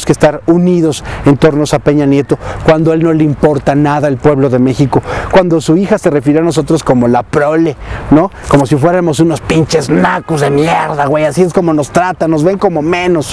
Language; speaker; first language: Spanish; native; Spanish